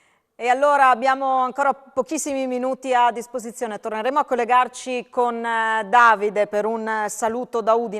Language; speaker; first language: Italian; native; Italian